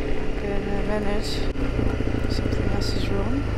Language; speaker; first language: English; non-native, fluent; Dutch